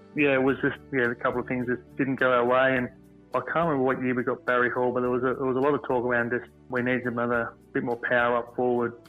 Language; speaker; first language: English; native; English